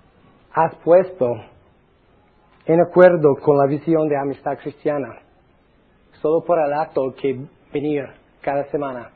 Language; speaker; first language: Spanish; non-native, fluent; English